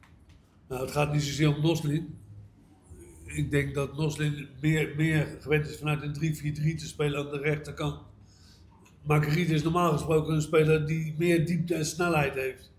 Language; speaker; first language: Dutch; native; Dutch